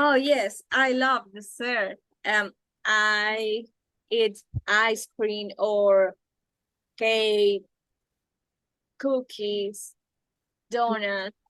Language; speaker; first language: English; non-native, learner; Spanish